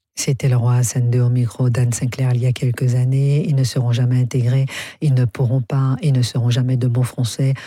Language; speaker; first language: French; native; French